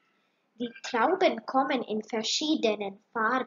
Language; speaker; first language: German; non-native, learner; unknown